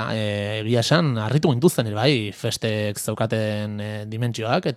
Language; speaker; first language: Basque; native; Basque